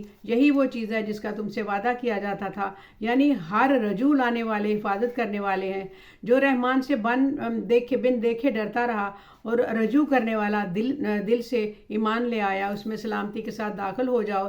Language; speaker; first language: Urdu; native; Urdu